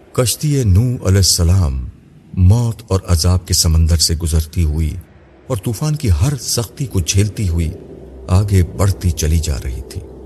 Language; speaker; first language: Urdu; native; Urdu